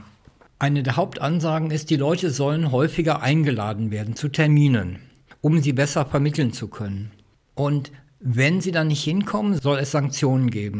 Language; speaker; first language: German; native; German